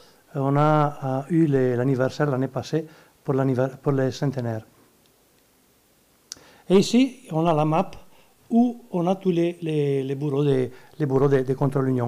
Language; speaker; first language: French; non-native, learner; Italian